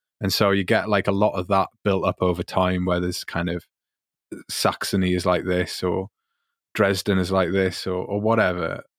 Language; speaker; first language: English; native; English